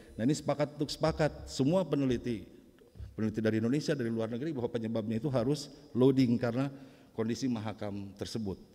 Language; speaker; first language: Indonesian; native; Indonesian